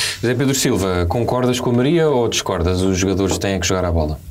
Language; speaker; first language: Portuguese; native; Portuguese